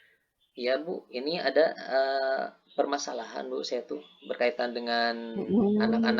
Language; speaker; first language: Indonesian; native; Indonesian